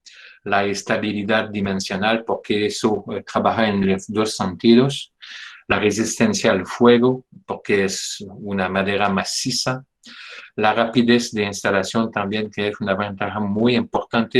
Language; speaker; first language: Spanish; non-native, fluent; French